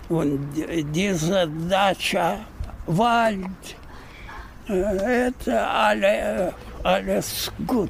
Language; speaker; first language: German; non-native, learner; Russian